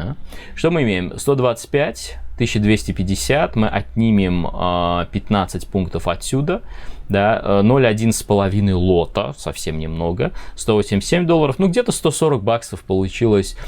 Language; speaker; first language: Russian; native; Russian